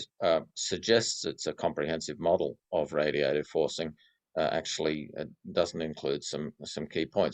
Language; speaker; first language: English; native; English